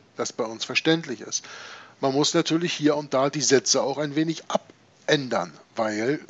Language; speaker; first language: German; native; German